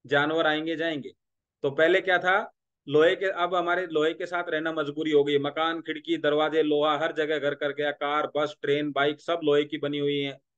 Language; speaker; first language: Hindi; non-native, local second language; Marathi